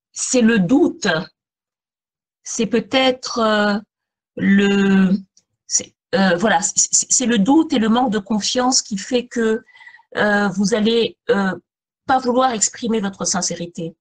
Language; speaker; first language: French; native; French